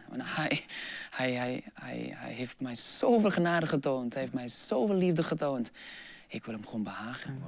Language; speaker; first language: Dutch; non-native, fluent; Indonesian